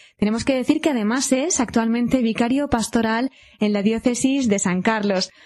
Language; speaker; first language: Spanish; native; Spanish